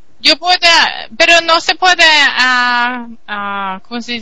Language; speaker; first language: Spanish; non-native, learner; Swedish